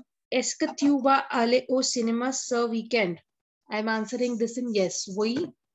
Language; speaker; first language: French; non-native, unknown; Hindi